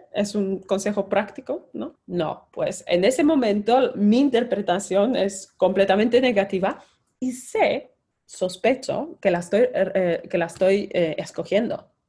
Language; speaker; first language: Spanish; non-native, fluent; Polish